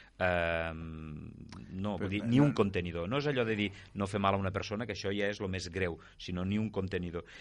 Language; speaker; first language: Catalan; native; Catalan